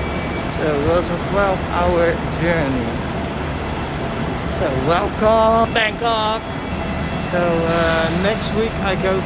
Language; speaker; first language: English; non-native, learner; Dutch